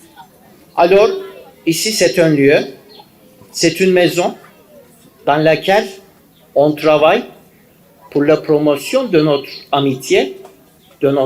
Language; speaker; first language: French; non-native, fluent; Turkish